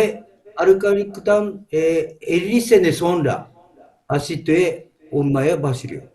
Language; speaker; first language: Turkish; non-native, learner; Japanese